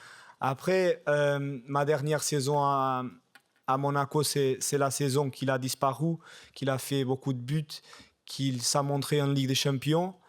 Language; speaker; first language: French; non-native, fluent; Portuguese